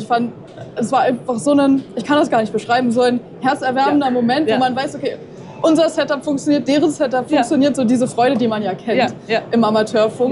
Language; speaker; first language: German; native; German